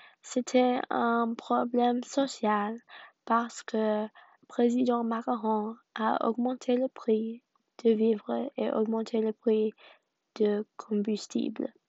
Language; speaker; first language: French; non-native, learner; English